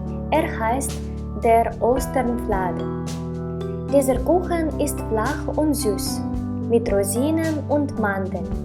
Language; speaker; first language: German; non-native, fluent; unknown